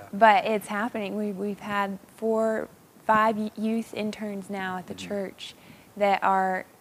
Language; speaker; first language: English; native; English